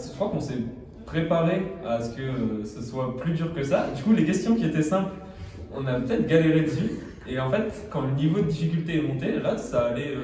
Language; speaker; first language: French; native; French